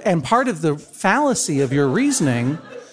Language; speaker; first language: English; native; English